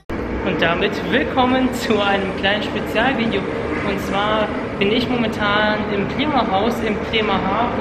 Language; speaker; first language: German; native; German